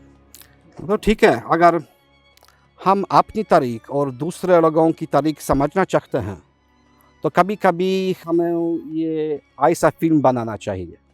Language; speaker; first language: Hindi; non-native, fluent; Polish